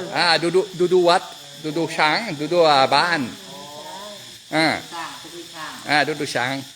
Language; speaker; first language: Thai; non-native, learner; French